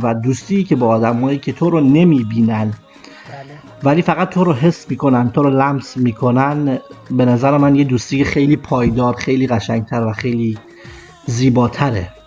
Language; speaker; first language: Persian; non-native, local second language; Kurdish